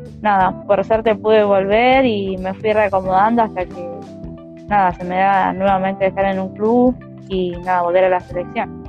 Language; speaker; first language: Spanish; native; Spanish